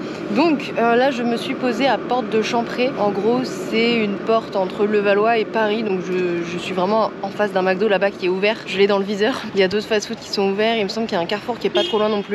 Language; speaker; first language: French; native; French